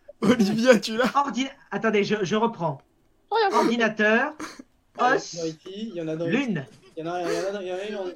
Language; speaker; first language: French; native; French